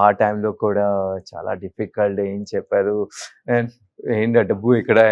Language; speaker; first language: Telugu; non-native, learner; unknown